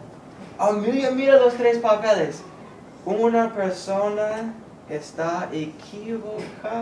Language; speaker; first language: Spanish; non-native, fluent; English